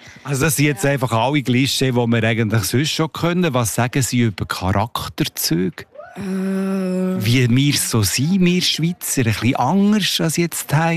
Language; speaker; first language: German; native; German